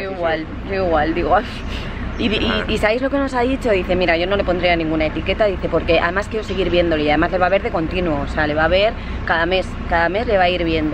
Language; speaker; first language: Spanish; native; Spanish